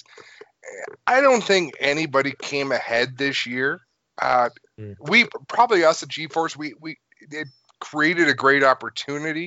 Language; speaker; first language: English; native; English